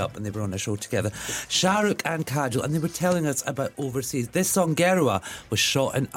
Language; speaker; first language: English; native; English